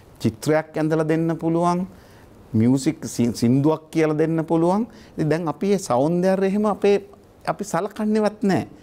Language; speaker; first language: Sinhala; native; Sinhala